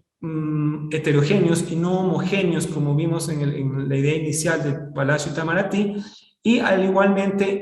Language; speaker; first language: Spanish; native; Spanish